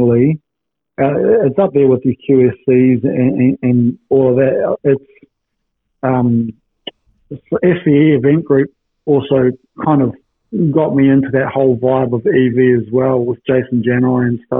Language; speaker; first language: English; native; English